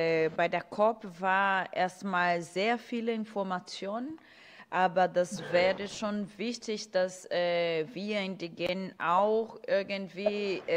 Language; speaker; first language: German; non-native, fluent; Portuguese